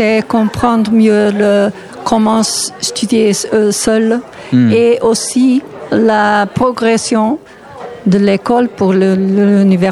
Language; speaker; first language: French; non-native, learner; Portuguese